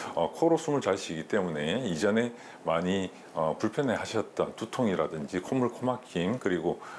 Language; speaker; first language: Korean; native; Korean